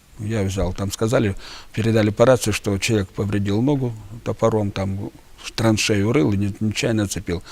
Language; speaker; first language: Russian; native; Russian